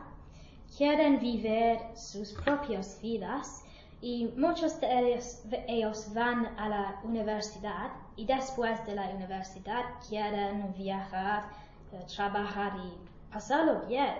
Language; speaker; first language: Spanish; non-native, learner; English